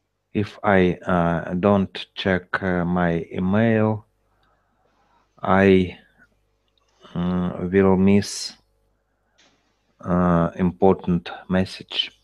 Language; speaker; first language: English; non-native, learner; Russian